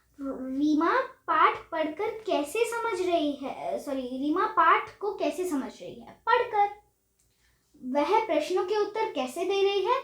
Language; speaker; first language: Hindi; native; Hindi